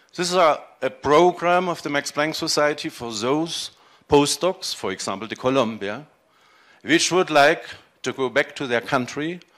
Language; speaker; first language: English; non-native, fluent; German